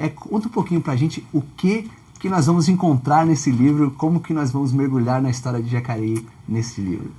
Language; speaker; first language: Portuguese; native; Portuguese